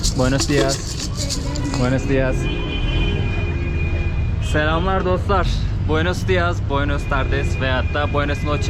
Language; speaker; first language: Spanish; non-native, learner; Turkish